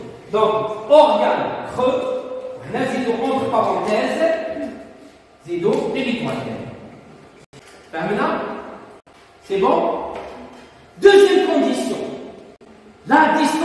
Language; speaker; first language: French; non-native, local second language; Arabic